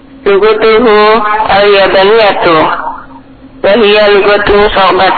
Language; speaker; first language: Arabic; non-native, learner; Indonesian